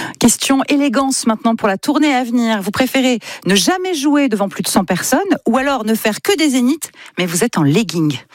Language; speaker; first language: French; native; French